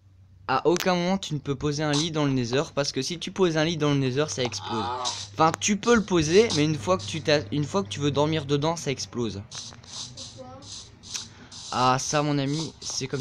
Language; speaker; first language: French; native; French